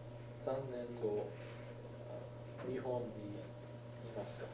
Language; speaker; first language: Japanese; non-native, learner; English